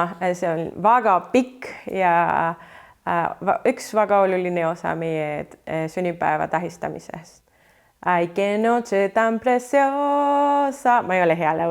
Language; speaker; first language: Estonian; non-native, fluent; Spanish